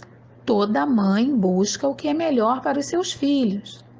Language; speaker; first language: Portuguese; native; Portuguese